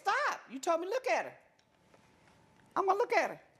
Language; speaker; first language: English; native; English